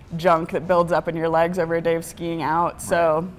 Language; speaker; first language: English; native; English